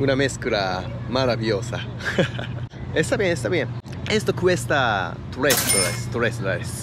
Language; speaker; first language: Spanish; non-native, fluent; Japanese